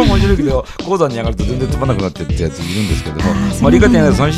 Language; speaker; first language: Japanese; native; Japanese